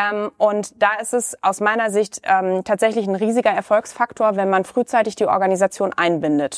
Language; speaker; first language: German; native; German